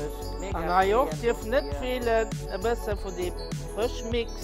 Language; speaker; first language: German; non-native, local second language; Luxembourgish